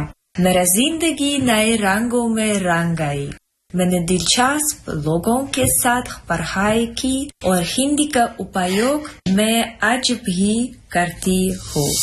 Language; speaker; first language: Hindi; non-native, fluent; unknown